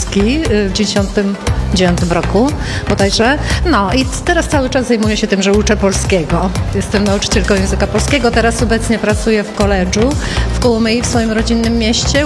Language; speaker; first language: Polish; early bilingual, heritage; Ukrainian